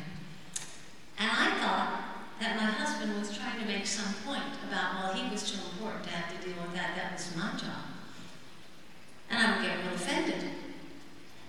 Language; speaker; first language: English; native; English